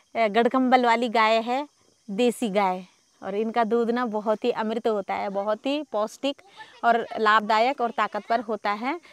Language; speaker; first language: Hindi; non-native, local second language; Garhwali